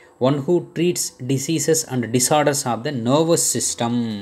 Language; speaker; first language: English; non-native, local second language; Tamil